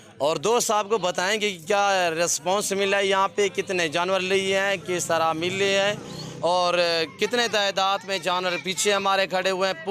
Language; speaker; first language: Urdu; non-native, local second language; Saraiki